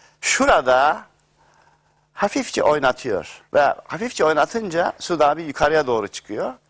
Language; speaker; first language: Turkish; native; Turkish